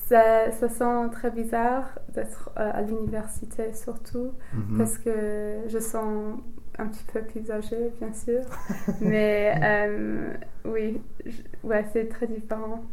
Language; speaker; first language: French; non-native, learner; English